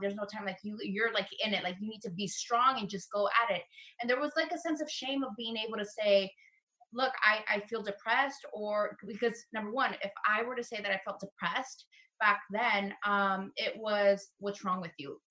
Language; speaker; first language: English; early bilingual, other home language; Spanish